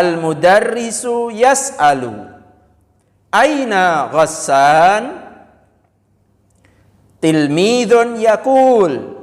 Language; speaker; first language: Arabic; non-native, fluent; Indonesian